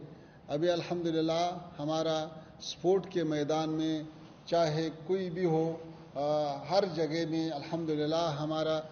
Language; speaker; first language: Hindi; non-native, learner; Pashto